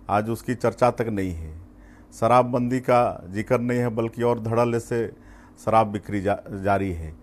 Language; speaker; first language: Hindi; native; Hindi